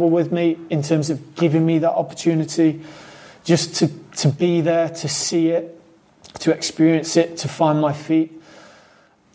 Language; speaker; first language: English; native; English